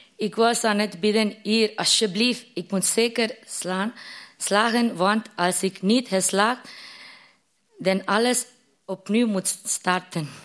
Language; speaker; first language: Dutch; non-native, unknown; Tamil